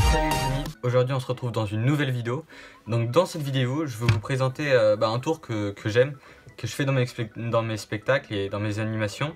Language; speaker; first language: French; native; French